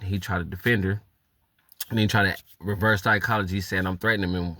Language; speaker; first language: English; native; English